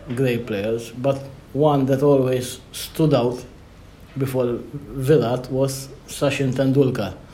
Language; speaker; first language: English; non-native, local second language; Maltese